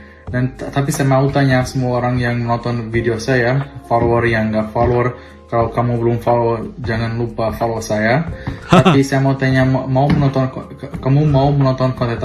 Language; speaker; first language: Indonesian; non-native, fluent; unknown